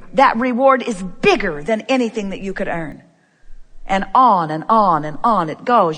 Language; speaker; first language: English; native; English